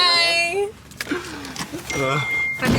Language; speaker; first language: Turkish; non-native, learner; English